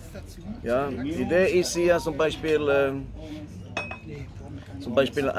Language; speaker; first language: German; non-native, learner; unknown